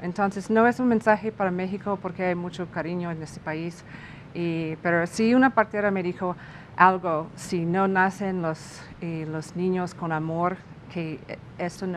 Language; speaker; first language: Spanish; non-native, fluent; English